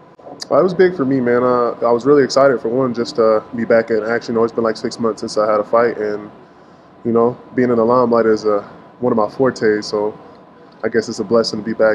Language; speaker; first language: English; native; English